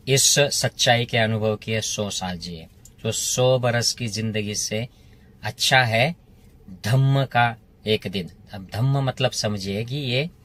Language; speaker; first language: Hindi; non-native, local second language; Marathi